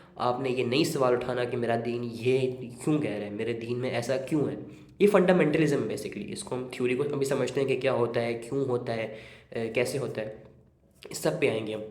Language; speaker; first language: Urdu; native; Urdu